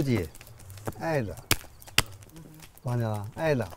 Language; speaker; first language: Russian; non-native, learner; Chinese